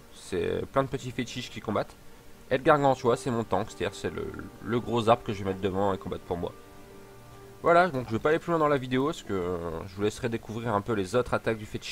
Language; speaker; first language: French; native; French